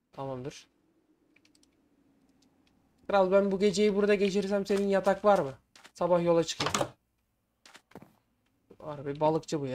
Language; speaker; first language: Turkish; native; Turkish